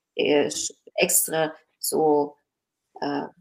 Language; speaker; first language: German; non-native, fluent; Ukrainian